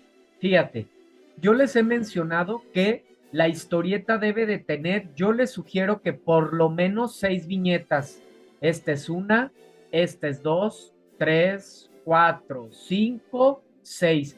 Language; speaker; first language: Spanish; native; Spanish